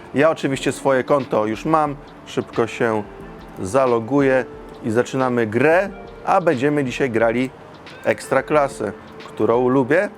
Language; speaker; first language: Polish; native; Polish